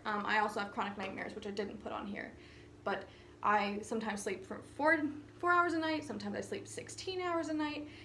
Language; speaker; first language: English; native; English